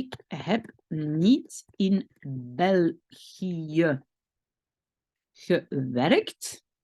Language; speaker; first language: Dutch; non-native, local second language; French